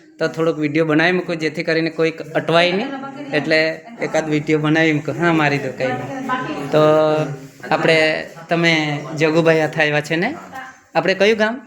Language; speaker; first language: Gujarati; non-native, local second language; Gamit